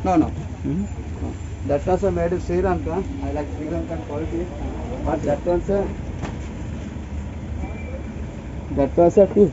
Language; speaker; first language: English; non-native, learner; Tamil